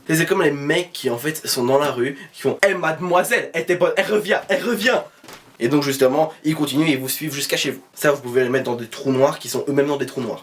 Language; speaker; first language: French; native; French